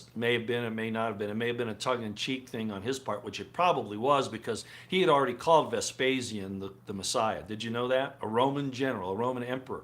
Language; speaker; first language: English; native; English